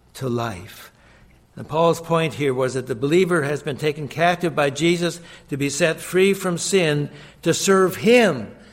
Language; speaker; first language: English; native; English